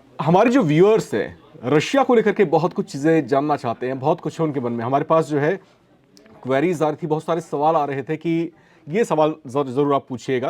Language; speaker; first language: Hindi; native; Hindi